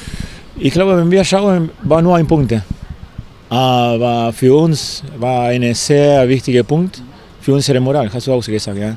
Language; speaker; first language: German; non-native, learner; Spanish